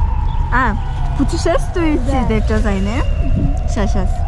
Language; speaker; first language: Russian; non-native, local second language; Kyrgyz